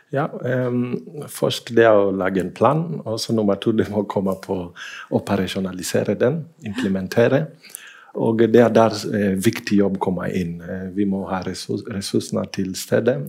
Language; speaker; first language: Norwegian; non-native, fluent; Swahili